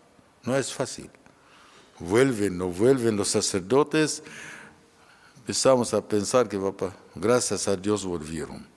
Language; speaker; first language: Spanish; non-native, fluent; Arabic